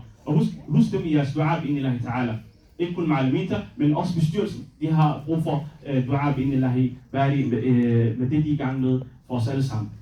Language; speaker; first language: Danish; early bilingual, other home language; Somali